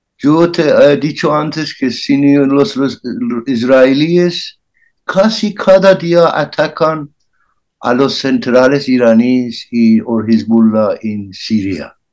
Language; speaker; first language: Spanish; non-native, learner; Persian